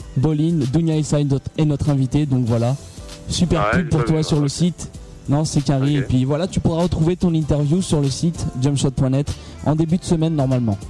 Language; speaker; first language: French; native; French